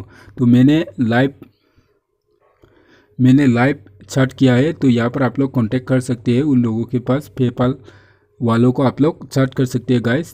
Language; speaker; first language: Hindi; non-native, local second language; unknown